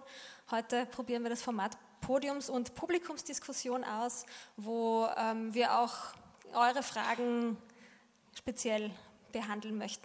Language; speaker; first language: German; native; German